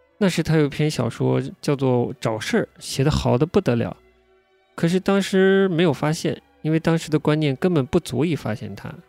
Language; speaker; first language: Chinese; native; Chinese